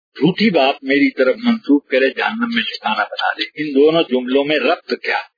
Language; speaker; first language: Urdu; native; Urdu